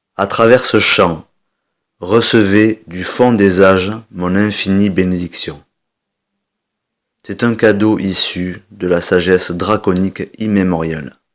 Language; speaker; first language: French; native; French